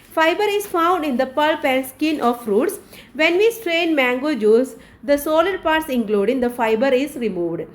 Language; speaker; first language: English; non-native, local second language; Malayalam